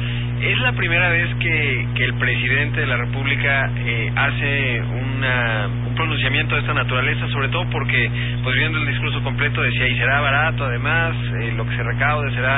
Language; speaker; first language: Spanish; native; Spanish